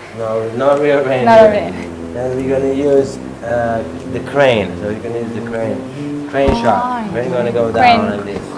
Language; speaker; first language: English; non-native, fluent; Hebrew